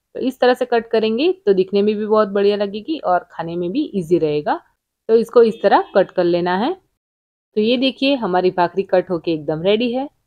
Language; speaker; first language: Hindi; non-native, local second language; Gujarati